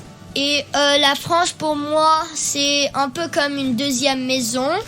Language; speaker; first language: French; early bilingual, heritage; French